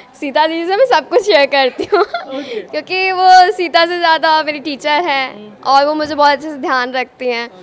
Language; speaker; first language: Hindi; native; Hindi